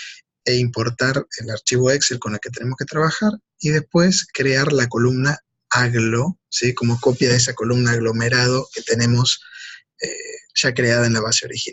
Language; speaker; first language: Spanish; native; Spanish